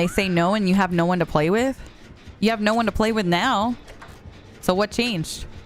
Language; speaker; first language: English; early bilingual, heritage; Spanish